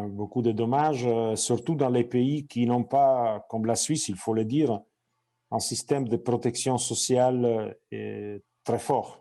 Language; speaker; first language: French; non-native, fluent; Italian